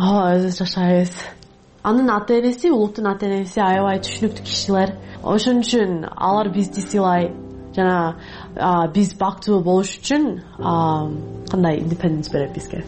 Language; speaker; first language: Kyrgyz; non-native, learner; English